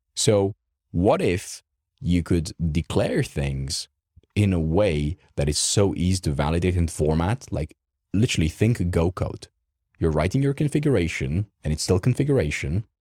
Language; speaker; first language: English; non-native, fluent; Romanian